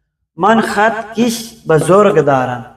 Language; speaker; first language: Persian; non-native, fluent; Urdu